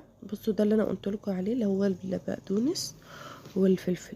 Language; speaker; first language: Arabic; native; Arabic